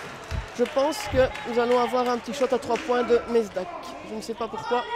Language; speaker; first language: French; native; French